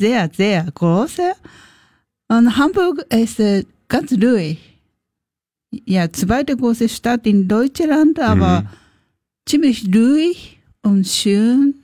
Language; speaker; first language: German; non-native, learner; Japanese